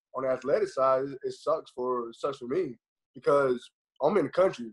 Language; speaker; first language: English; native; English